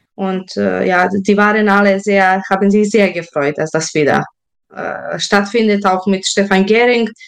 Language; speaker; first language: German; non-native, fluent; Serbian